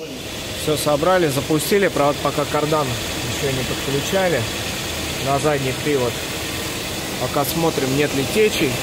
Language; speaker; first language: Russian; native; Russian